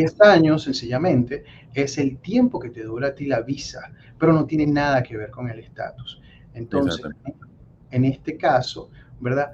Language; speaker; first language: Spanish; native; Spanish